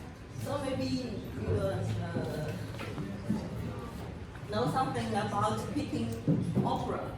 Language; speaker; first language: English; non-native, learner; Chinese